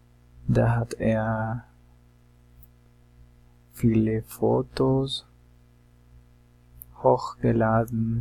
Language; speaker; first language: German; non-native, learner; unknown